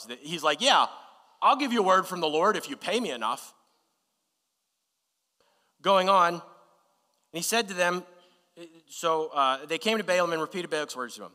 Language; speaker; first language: English; native; English